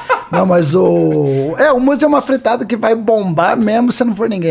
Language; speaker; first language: Portuguese; native; Portuguese